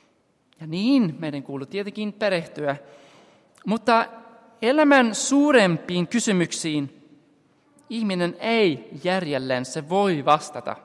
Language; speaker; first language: Finnish; non-native, fluent; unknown